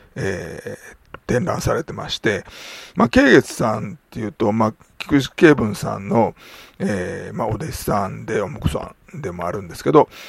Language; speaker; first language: Japanese; native; Japanese